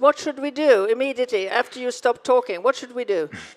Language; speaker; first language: English; non-native, fluent; Swedish